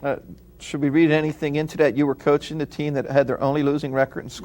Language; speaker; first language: English; native; English